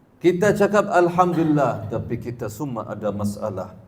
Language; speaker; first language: Malay; non-native, learner; Arabic